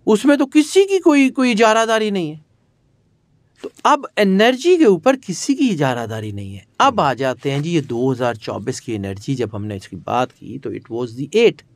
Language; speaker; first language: Urdu; non-native, local second language; Punjabi